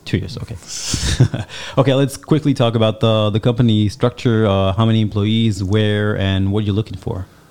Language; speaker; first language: English; non-native, fluent; Hebrew